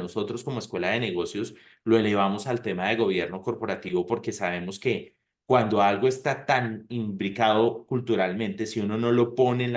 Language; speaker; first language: Spanish; native; Spanish